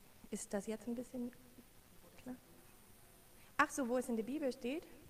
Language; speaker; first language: German; non-native, learner; English